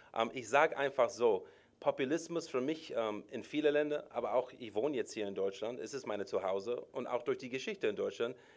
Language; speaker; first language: German; non-native, fluent; English